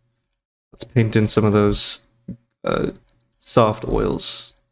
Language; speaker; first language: English; native; English